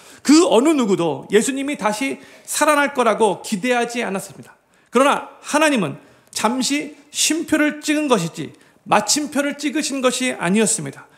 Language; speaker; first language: Korean; native; Korean